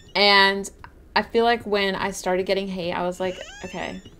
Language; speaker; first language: English; native; English